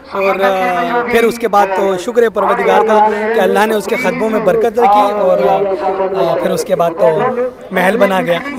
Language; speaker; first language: Hindi; native; Hindi